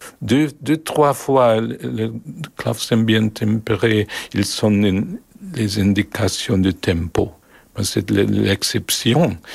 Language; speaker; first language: French; non-native, learner; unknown